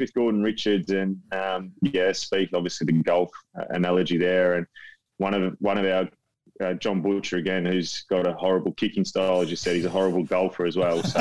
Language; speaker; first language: English; native; English